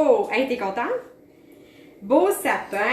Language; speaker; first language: French; native; French